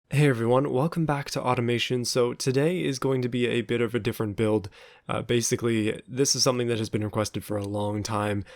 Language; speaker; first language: English; native; English